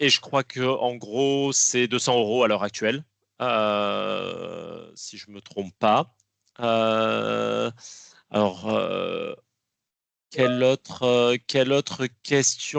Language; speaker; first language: French; native; French